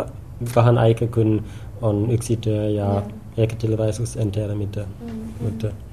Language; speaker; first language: Finnish; non-native, learner; English